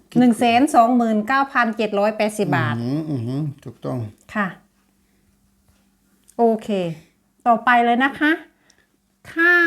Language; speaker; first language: Thai; native; Thai